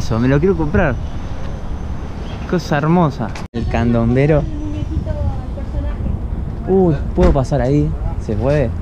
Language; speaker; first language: Spanish; native; Spanish